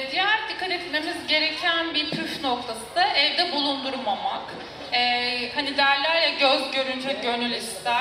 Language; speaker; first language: Turkish; native; Turkish